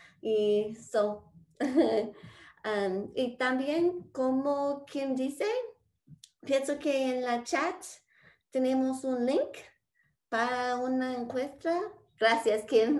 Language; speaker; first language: Spanish; non-native, fluent; English